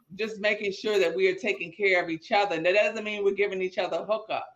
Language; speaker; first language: English; native; English